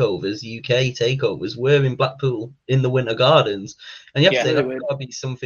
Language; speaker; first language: English; native; English